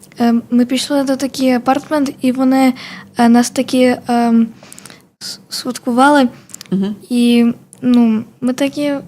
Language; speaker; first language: Ukrainian; early bilingual, heritage; Ukrainian